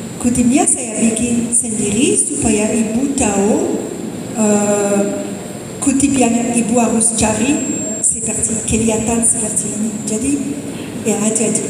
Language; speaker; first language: Indonesian; non-native, fluent; English